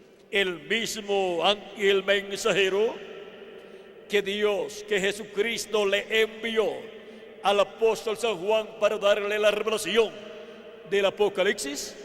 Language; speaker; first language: Spanish; native; Spanish